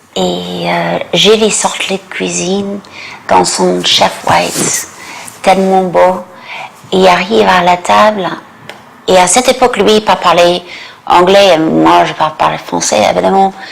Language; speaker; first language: French; non-native, learner; English